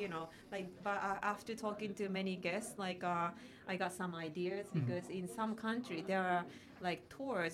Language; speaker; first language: English; non-native, fluent; Japanese